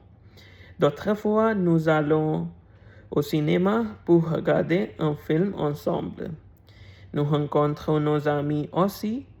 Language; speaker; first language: French; non-native, learner; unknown